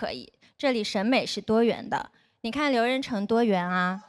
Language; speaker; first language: Chinese; native; Chinese